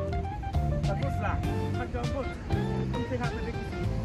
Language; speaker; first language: Indonesian; non-native, learner; Chinese